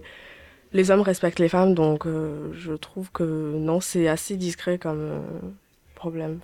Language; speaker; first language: French; early bilingual, other home language; Chinese